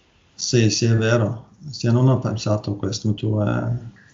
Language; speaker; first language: Italian; non-native, learner; Norwegian